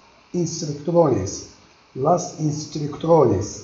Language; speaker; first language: Spanish; non-native, learner; Arabic